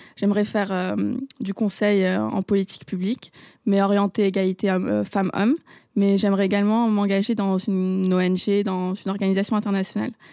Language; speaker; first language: French; non-native, local second language; Arabic